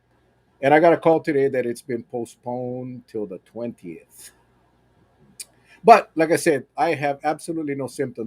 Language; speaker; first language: English; native; English